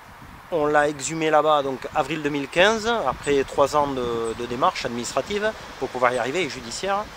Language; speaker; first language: French; native; French